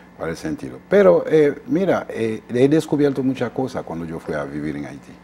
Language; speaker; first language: Spanish; non-native, fluent; Haitian Creole